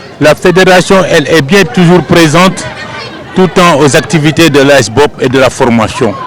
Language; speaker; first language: French; non-native, local second language; Wolof